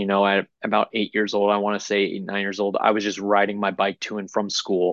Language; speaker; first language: English; native; English